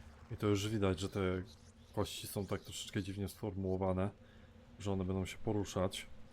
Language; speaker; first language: Polish; native; Polish